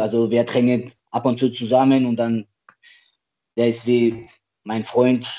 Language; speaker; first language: German; non-native, learner; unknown